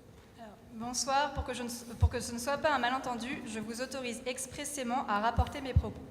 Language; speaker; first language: French; native; French